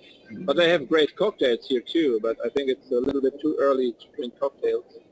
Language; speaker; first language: English; non-native, fluent; German